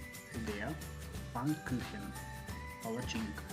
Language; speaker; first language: German; non-native, fluent; Macedonian